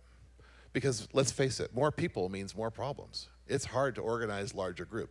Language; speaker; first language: English; native; English